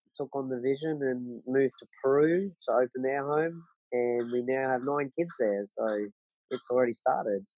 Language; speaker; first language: English; native; English